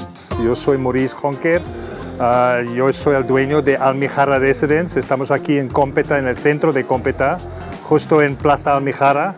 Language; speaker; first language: Spanish; non-native, fluent; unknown